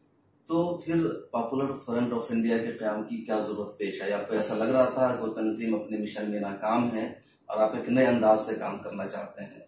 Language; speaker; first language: Hindi; native; Hindi